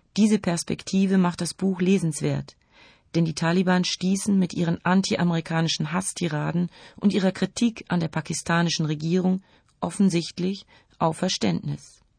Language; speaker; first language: German; native; German